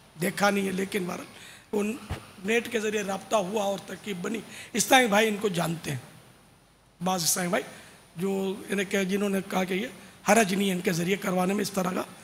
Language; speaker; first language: Urdu; native; Urdu